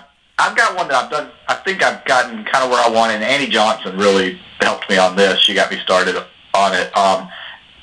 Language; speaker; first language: English; native; English